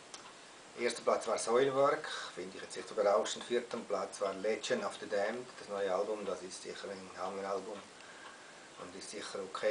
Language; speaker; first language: German; native; German